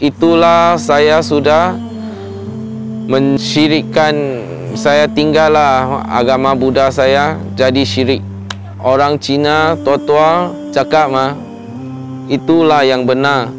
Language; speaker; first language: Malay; non-native, local second language; Min Nan Chinese